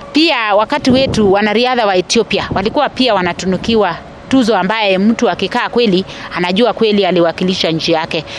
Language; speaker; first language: Swahili; non-native, local second language; Kalenjin